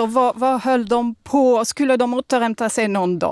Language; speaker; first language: Swedish; non-native, fluent; French